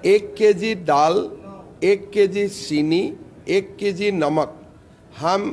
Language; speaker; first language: Hindi; non-native, local second language; Assamese